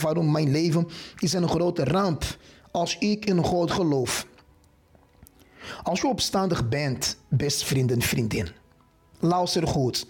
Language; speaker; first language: Dutch; non-native, fluent; Portuguese